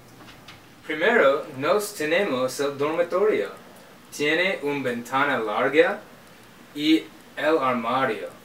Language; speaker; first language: Spanish; non-native, learner; English